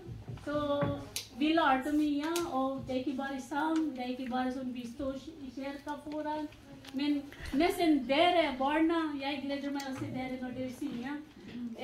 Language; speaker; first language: Norwegian; non-native, fluent; Indonesian